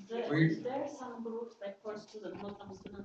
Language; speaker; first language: English; non-native, learner; Arabic